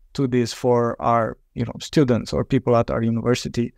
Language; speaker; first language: English; non-native, fluent; Romanian